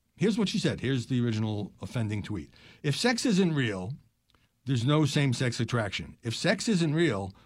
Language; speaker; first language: English; native; English